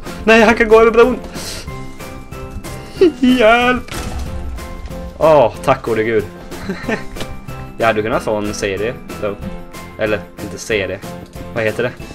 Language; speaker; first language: Swedish; native; Swedish